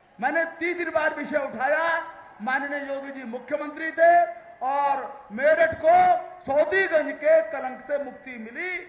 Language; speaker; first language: Hindi; native; Hindi